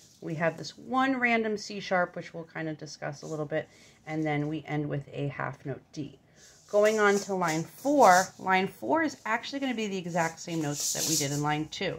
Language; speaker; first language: English; native; English